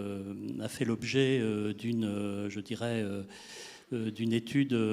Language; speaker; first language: French; native; French